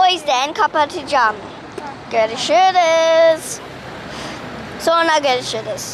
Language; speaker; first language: Turkish; early bilingual, heritage; Turkish